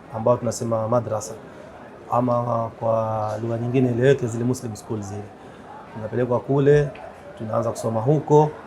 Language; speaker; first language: Swahili; native; Swahili